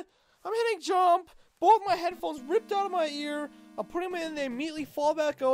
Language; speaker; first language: English; native; English